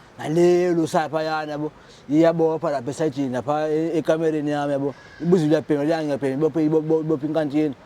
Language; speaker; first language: Zulu; non-native, local second language; Xhosa